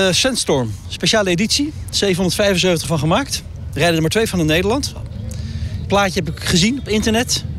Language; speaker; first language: Dutch; native; Dutch